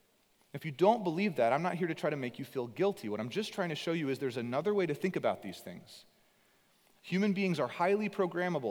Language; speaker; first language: English; native; English